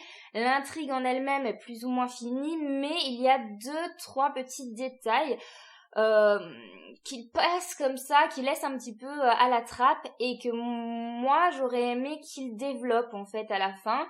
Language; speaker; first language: French; native; French